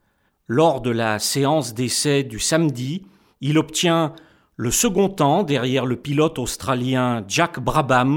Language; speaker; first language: French; native; French